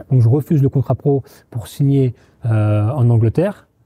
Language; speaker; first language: French; native; French